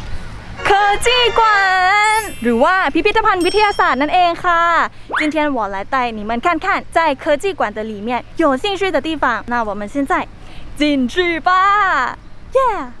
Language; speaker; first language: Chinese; non-native, learner; Thai